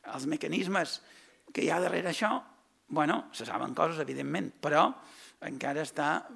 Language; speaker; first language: Catalan; native; Catalan